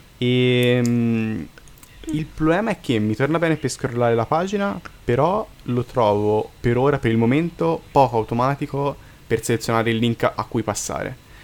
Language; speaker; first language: Italian; native; Italian